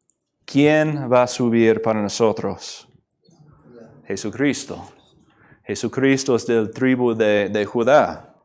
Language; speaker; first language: Spanish; non-native, fluent; English